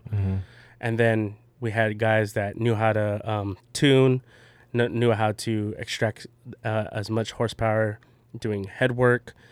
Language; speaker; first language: English; early bilingual, other home language; Filipino